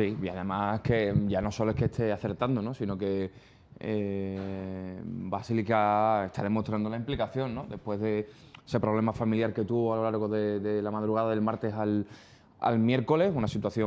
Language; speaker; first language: Spanish; native; Spanish